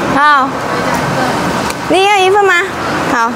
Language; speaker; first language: Chinese; non-native, fluent; Indonesian